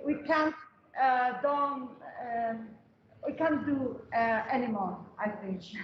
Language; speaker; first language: English; non-native, learner; Spanish